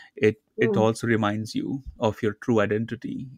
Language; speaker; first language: English; non-native, local second language; Hindi